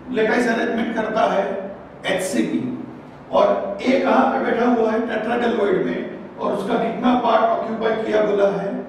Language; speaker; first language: Hindi; non-native, local second language; Gujarati